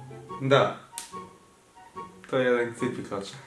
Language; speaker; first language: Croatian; early bilingual, heritage; Croatian